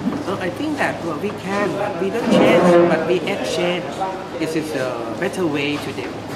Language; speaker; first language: English; non-native, learner; Thai